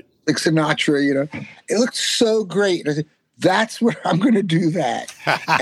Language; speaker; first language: English; native; English